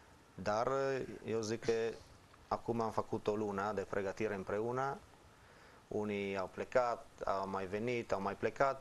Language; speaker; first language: Romanian; non-native, fluent; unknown